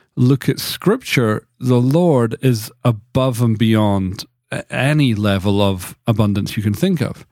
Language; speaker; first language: English; native; English